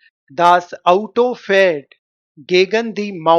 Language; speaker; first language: German; non-native, fluent; Hindi